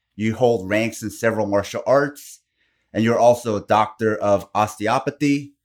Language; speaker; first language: English; non-native, fluent; Korean